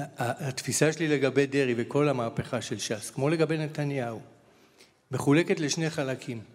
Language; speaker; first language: Hebrew; native; Hebrew